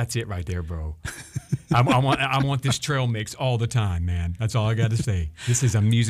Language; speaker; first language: English; native; English